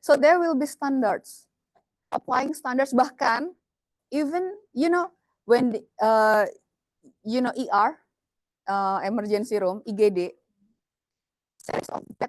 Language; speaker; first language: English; non-native, fluent; Indonesian